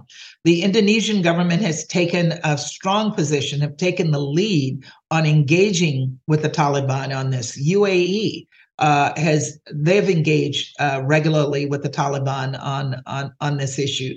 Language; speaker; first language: English; native; English